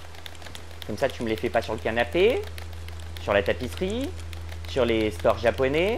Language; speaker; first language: French; native; French